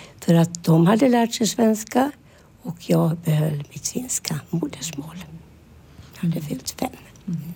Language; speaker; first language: Swedish; early bilingual, other home language; Finnish